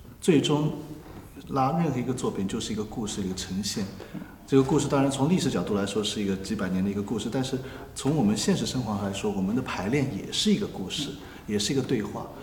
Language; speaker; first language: Chinese; native; Chinese